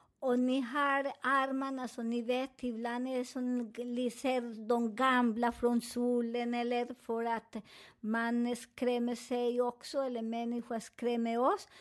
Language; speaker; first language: Swedish; non-native, learner; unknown